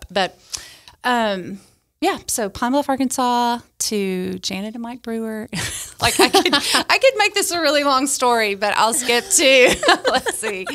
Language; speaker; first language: English; native; English